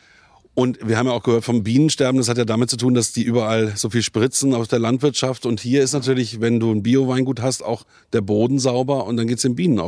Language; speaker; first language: German; native; German